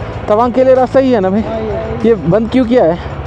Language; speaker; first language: Hindi; non-native, local second language; Malayalam